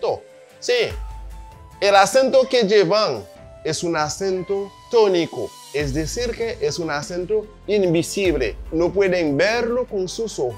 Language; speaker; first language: Spanish; non-native, fluent; Haitian Creole